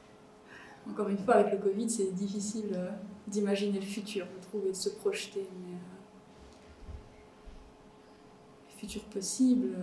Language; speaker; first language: French; non-native, local second language; Malagasy